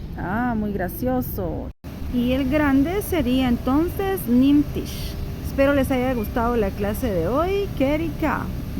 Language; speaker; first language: Spanish; non-native, local second language; Kaqchikel